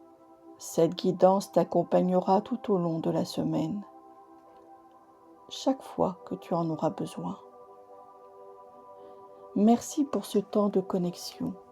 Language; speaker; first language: French; native; French